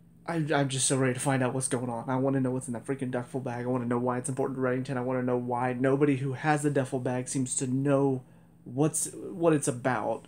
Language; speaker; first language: English; native; English